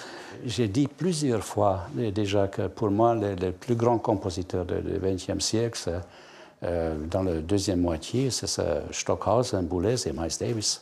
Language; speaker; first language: French; non-native, fluent; Hungarian